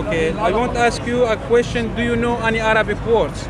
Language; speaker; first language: English; non-native, learner; Arabic